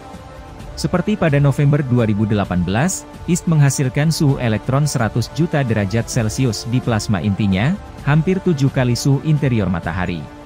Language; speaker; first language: Indonesian; native; Indonesian